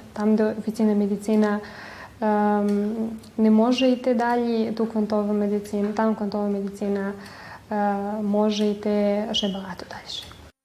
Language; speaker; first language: Ukrainian; early bilingual, heritage; Ukrainian